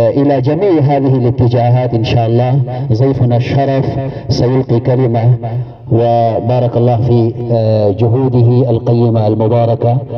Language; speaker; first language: Arabic; non-native, fluent; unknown